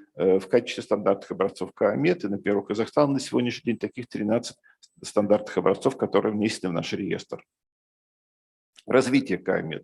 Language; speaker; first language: Russian; native; Russian